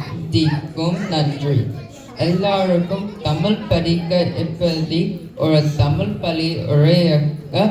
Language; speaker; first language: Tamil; early bilingual, heritage; English